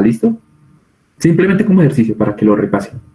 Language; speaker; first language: Spanish; native; Spanish